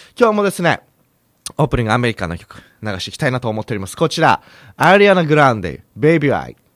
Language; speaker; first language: Japanese; native; Japanese